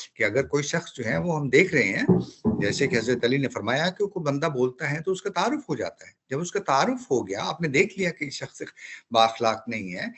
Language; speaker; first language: Urdu; native; Urdu